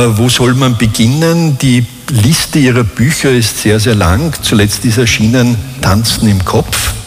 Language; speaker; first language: German; native; German